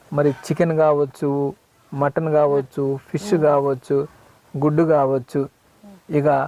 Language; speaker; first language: Telugu; non-native, local second language; Koya